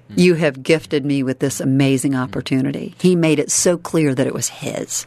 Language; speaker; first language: English; native; English